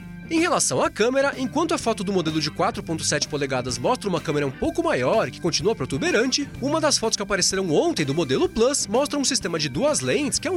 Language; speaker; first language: Portuguese; native; Portuguese